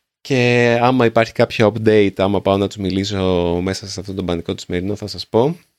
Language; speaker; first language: Greek; native; Greek